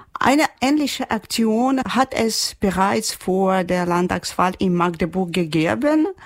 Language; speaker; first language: German; non-native, fluent; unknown